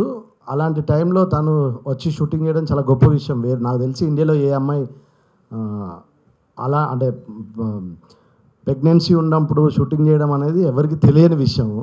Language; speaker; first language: Telugu; native; Telugu